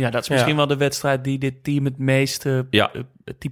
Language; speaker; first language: Dutch; native; Dutch